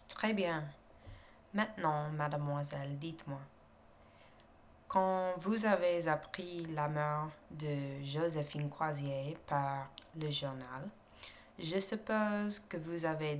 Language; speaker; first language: French; non-native, learner; English